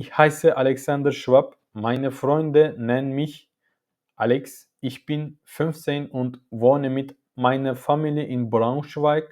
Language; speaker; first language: German; non-native, learner; Turkish